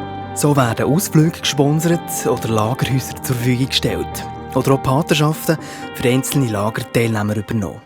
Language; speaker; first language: German; native; German